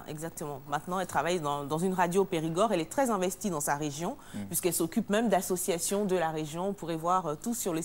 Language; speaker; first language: French; native; French